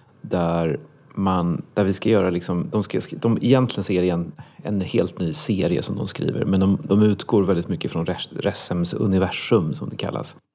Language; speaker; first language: Swedish; native; Swedish